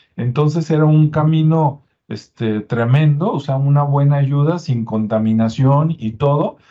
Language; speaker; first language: Spanish; native; Spanish